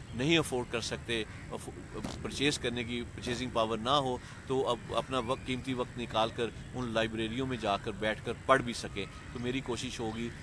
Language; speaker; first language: Urdu; non-native, local second language; Punjabi